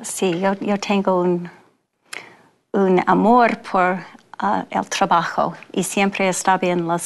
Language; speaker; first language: Spanish; non-native, fluent; English